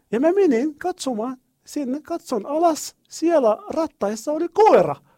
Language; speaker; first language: Finnish; non-native, learner; Arabic